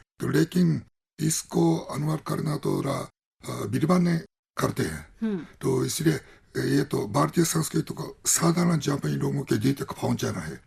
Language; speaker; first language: Hindi; non-native, fluent; Japanese